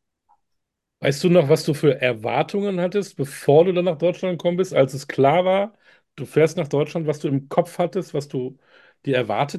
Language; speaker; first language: German; native; German